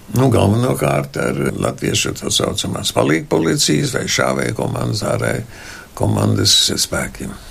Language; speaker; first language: Latvian; non-native, local second language; German